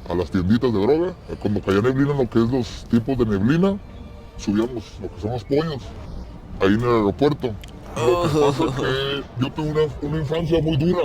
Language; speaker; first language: Spanish; native; Spanish